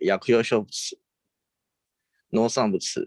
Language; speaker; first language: Japanese; non-native, learner; Chinese